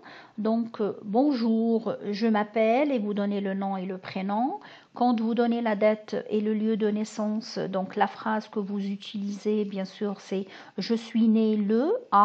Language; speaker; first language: French; non-native, local second language; Arabic